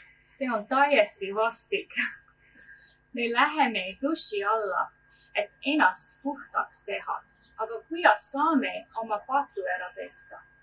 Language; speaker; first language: Estonian; non-native, fluent; English